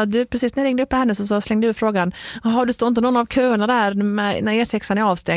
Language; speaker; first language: Swedish; native; Swedish